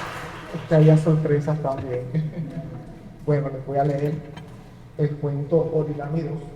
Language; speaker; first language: Spanish; native; Spanish